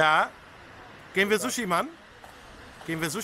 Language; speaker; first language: German; native; German